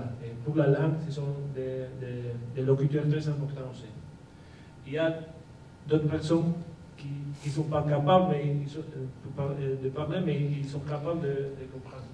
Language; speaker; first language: French; non-native, fluent; Basque